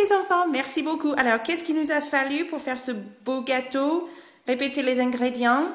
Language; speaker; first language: French; non-native, fluent; English